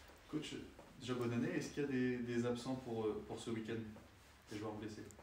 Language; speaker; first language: French; native; French